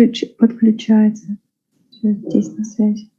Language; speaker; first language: Russian; native; Russian